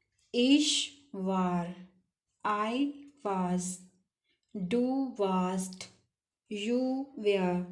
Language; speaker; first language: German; non-native, fluent; Urdu